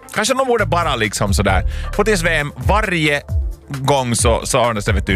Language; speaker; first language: Swedish; native; Swedish